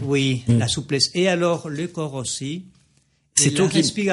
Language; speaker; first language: French; non-native, fluent; Spanish